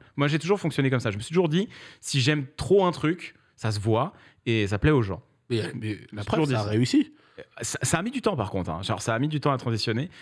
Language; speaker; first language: French; native; French